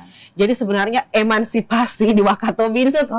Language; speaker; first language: Indonesian; native; Indonesian